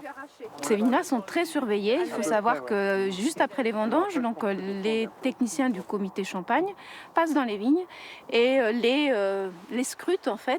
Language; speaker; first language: French; native; French